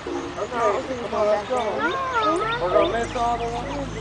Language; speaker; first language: English; native; English